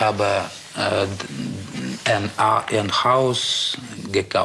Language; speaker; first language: German; non-native, learner; Russian